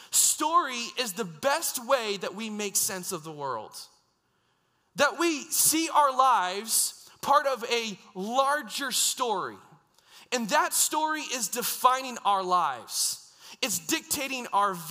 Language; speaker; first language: English; native; English